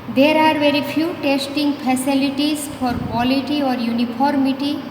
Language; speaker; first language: English; non-native, local second language; Gujarati